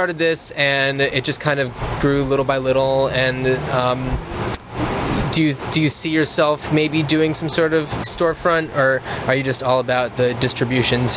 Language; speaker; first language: English; native; English